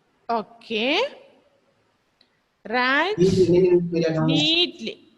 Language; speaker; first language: English; non-native, fluent; Malayalam